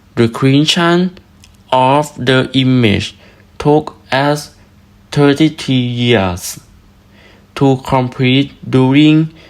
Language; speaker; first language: English; non-native, learner; Thai